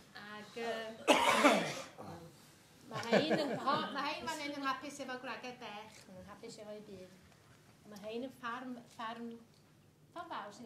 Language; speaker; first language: Welsh; native; Welsh